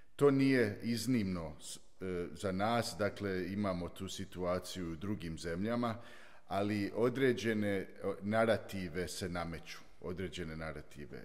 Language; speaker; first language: Croatian; early bilingual, heritage; Croatian